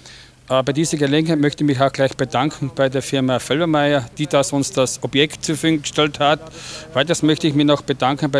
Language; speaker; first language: German; native; German